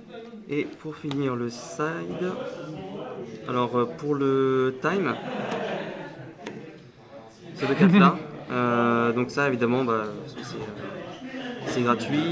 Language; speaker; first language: French; native; French